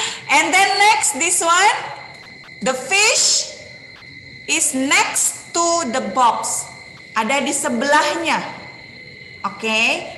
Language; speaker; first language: English; non-native, fluent; Indonesian